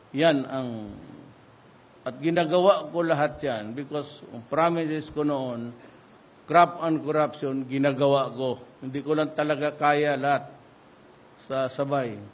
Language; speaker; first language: Filipino; non-native, local second language; Cebuano